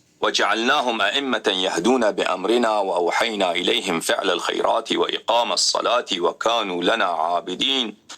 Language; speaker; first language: Urdu; non-native, fluent; Persian